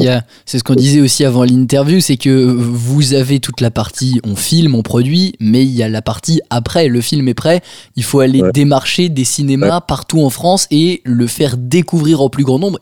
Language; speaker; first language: French; native; French